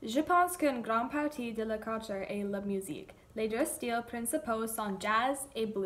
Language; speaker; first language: French; non-native, learner; English